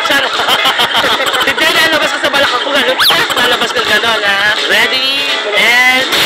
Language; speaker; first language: Filipino; native; Filipino